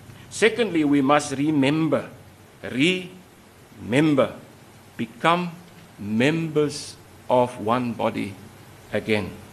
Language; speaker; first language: English; non-native, local second language; Afrikaans